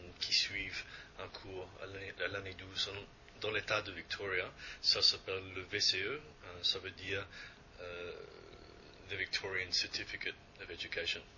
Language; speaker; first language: French; non-native, fluent; English